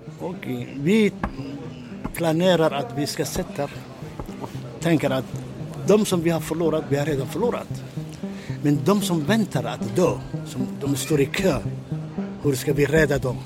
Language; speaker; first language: Swedish; non-native, fluent; Somali